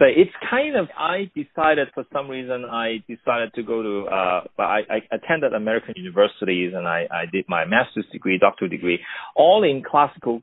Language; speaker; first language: English; non-native, local second language; Cantonese